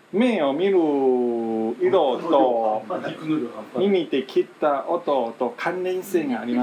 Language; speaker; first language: Japanese; non-native, fluent; Chinese